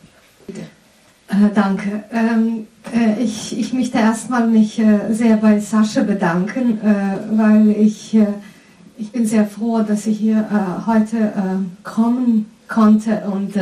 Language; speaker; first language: German; non-native, fluent; Serbian